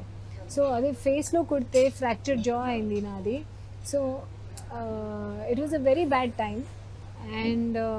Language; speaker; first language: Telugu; non-native, learner; Hindi